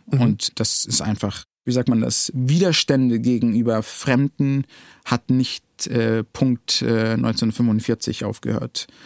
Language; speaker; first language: German; early bilingual, other home language; Arabic